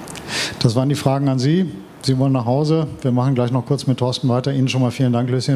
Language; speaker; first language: German; native; German